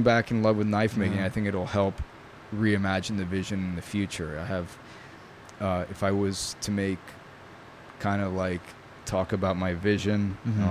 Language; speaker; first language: English; early bilingual, other home language; Italian